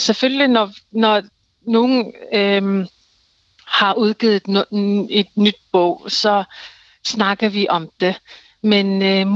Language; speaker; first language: Danish; non-native, local second language; Kalaallisut